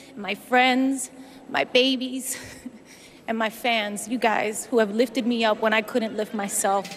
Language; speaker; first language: English; early bilingual, other home language; Spanish